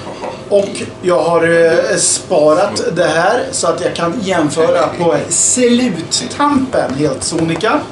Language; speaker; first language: Swedish; native; Swedish